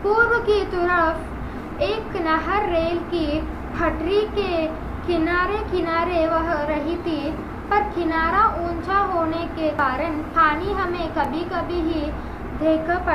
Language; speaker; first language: Hindi; non-native, local second language; Telugu